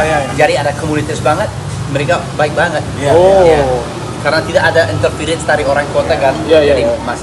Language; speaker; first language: Indonesian; non-native, fluent; English